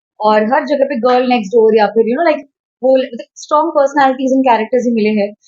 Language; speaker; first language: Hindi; non-native, local second language; Bangla